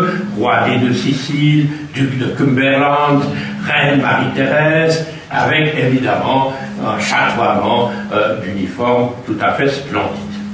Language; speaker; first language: French; native; French